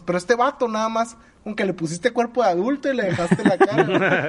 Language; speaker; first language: Spanish; native; Spanish